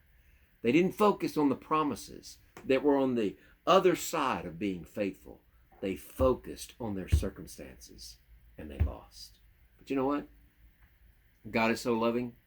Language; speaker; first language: English; native; English